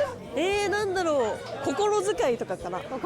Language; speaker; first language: Japanese; native; Japanese